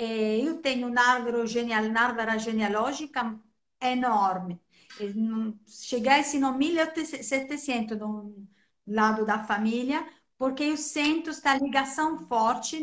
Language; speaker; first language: Portuguese; non-native, fluent; Italian